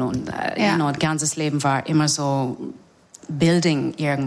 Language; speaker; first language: German; non-native, fluent; English